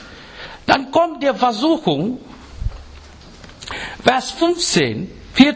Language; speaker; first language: German; non-native, fluent; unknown